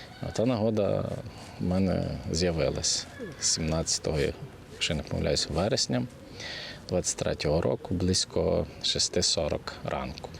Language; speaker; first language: Ukrainian; native; Ukrainian